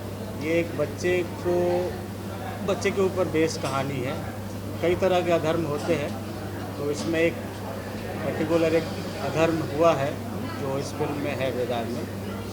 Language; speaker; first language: Hindi; native; Hindi